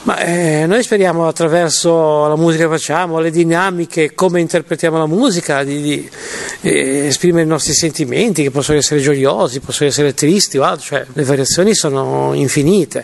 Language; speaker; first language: Italian; native; Italian